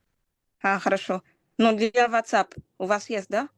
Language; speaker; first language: Russian; non-native, learner; Portuguese